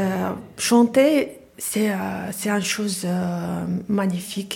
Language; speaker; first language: French; non-native, learner; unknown